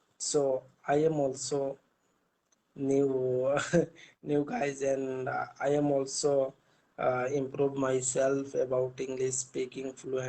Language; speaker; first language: English; non-native, learner; Bangla